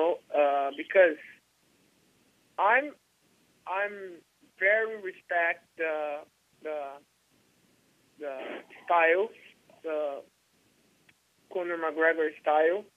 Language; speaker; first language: English; non-native, learner; Portuguese